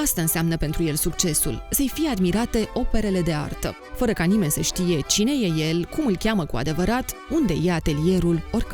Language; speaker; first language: Romanian; native; Romanian